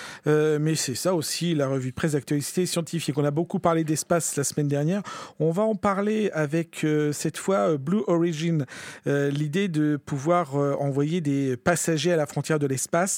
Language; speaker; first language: French; native; French